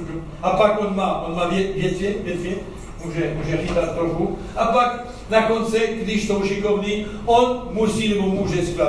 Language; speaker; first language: Czech; non-native, learner; French